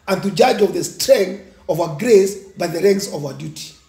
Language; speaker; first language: English; non-native, local second language; Swahili